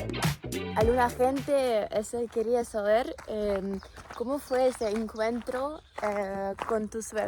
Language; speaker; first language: Spanish; non-native, fluent; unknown